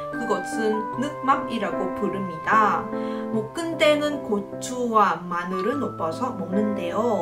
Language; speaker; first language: Korean; non-native, local second language; Vietnamese